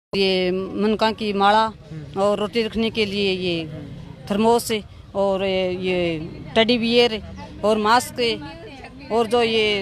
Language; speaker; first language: Hindi; native; Hindi